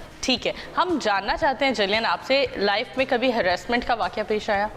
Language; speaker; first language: Hindi; native; Hindi